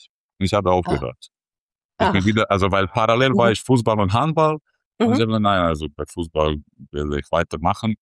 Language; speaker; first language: German; non-native, fluent; Croatian